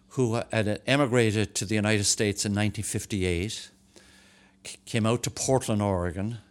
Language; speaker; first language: English; native; English